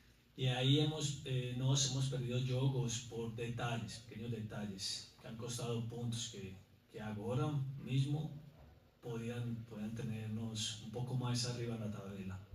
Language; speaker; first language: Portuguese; non-native, learner; Spanish